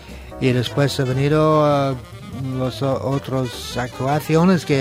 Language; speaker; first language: Spanish; non-native, learner; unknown